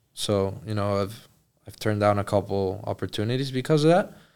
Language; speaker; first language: English; early bilingual, other home language; Spanish